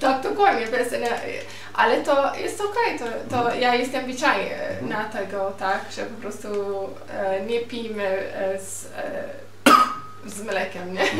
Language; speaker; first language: Polish; non-native, learner; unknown